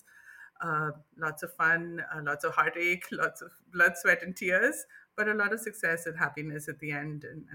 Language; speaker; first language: English; non-native, local second language; Bangla